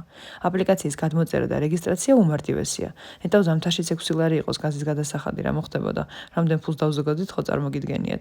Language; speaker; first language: Georgian; native; Georgian